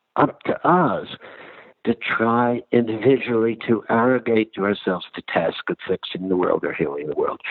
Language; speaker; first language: English; early bilingual, other home language; Ukrainian